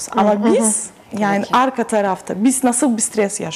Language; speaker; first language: Turkish; non-native, learner; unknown